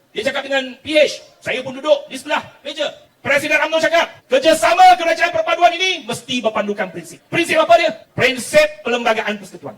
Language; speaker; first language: Malay; non-native, local second language; Chinese